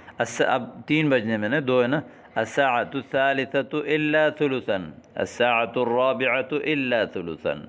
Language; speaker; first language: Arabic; non-native, fluent; Urdu